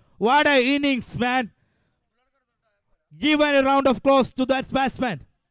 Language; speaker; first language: English; non-native, local second language; Malayalam